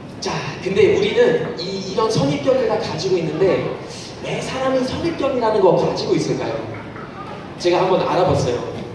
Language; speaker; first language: Korean; non-native, fluent; German